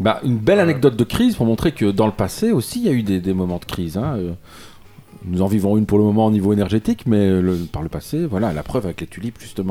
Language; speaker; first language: French; native; French